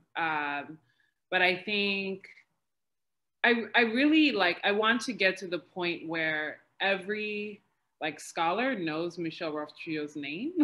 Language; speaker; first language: English; native; English